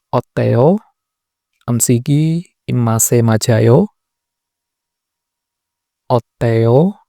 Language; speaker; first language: Korean; non-native, fluent; Indonesian